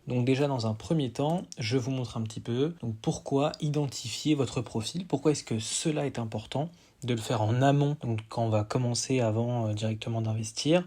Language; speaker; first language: French; native; French